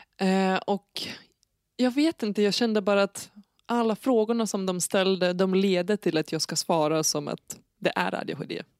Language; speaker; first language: Swedish; non-native, fluent; Lithuanian